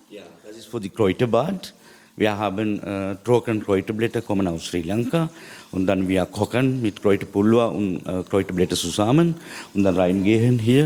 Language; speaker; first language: German; non-native, learner; Sinhala